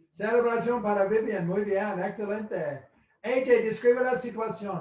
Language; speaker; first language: Spanish; non-native, fluent; English